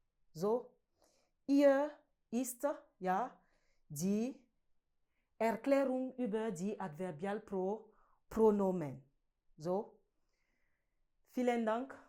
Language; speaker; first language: German; non-native, learner; French